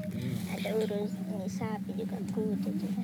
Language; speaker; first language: Indonesian; non-native, local second language; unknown